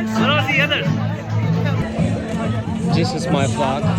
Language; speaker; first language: English; non-native, learner; Ukrainian